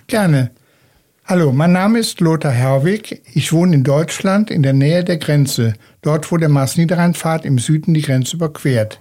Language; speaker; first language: German; native; German